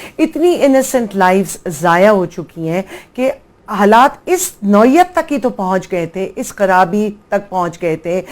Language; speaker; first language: Urdu; native; Urdu